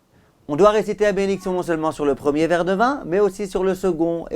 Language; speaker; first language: French; native; French